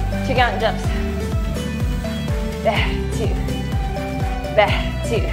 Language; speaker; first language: English; native; English